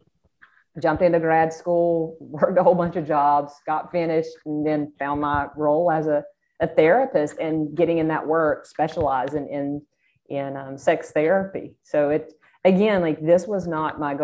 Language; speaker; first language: English; native; English